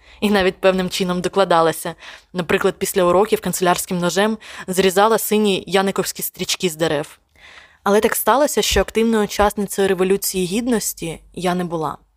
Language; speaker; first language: Ukrainian; native; Ukrainian